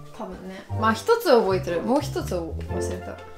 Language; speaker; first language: Japanese; non-native, fluent; English